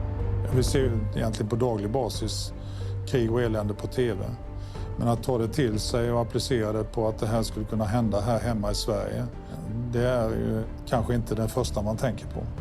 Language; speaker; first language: Swedish; native; Swedish